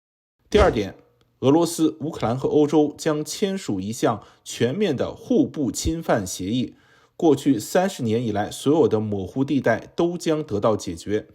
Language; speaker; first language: Chinese; native; Chinese